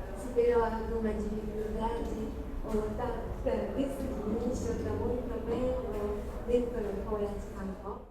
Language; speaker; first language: Portuguese; non-native, fluent; Japanese